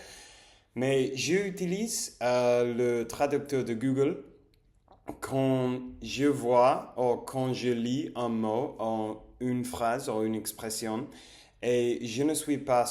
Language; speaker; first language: French; non-native, learner; English